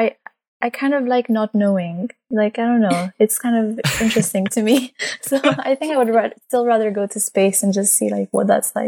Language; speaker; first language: English; non-native, fluent; French